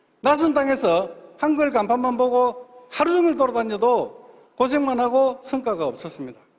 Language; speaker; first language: Korean; native; Korean